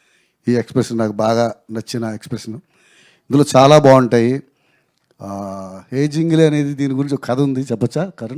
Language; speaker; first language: Telugu; native; Telugu